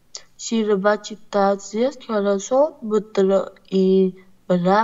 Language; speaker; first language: Russian; non-native, learner; Vietnamese